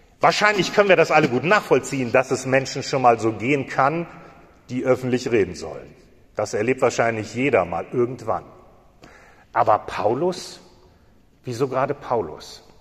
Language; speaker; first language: German; native; German